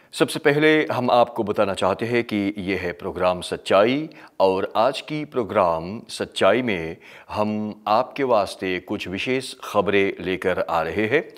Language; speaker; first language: Hindi; early bilingual, heritage; Hindi